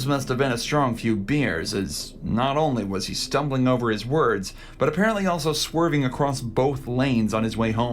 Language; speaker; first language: English; native; English